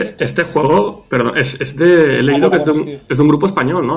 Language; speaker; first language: Spanish; native; Spanish